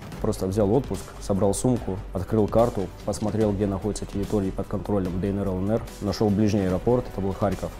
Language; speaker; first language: Russian; native; Russian